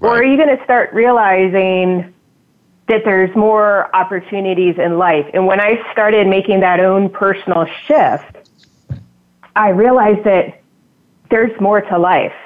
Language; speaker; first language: English; native; English